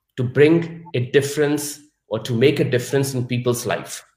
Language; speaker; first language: English; non-native, local second language; Urdu